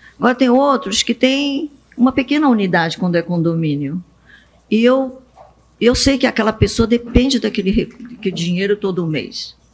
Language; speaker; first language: Portuguese; early bilingual, other home language; Japanese